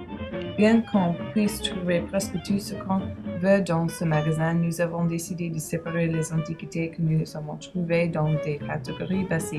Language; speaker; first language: French; non-native, learner; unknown